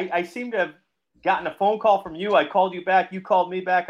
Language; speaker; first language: English; native; English